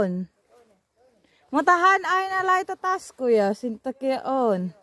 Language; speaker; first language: Finnish; non-native, learner; Filipino